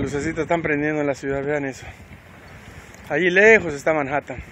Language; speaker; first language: Spanish; native; Spanish